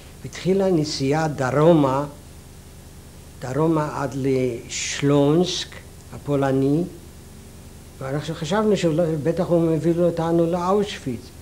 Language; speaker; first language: Hebrew; non-native, fluent; Yiddish